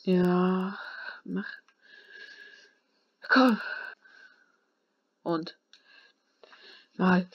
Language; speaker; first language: German; native; German